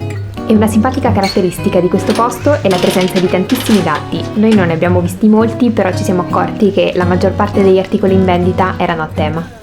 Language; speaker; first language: Italian; native; Italian